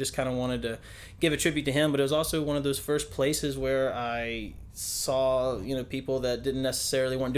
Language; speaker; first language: English; native; English